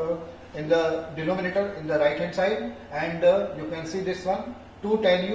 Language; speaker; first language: English; non-native, local second language; Hindi